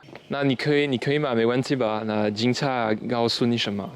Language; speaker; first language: Chinese; non-native, learner; French